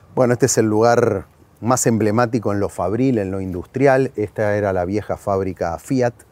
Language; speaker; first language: Spanish; native; Spanish